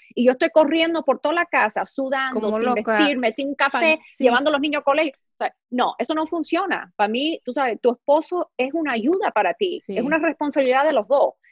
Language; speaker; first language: Spanish; early bilingual, heritage; Spanish